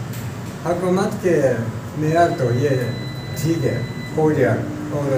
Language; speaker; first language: Hindi; non-native, learner; Japanese